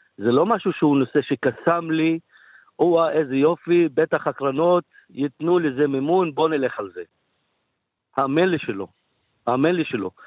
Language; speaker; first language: Hebrew; non-native, local second language; Arabic